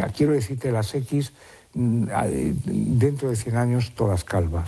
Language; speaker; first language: Spanish; native; Spanish